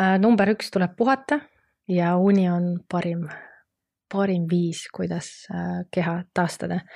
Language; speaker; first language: Estonian; non-native, local second language; Russian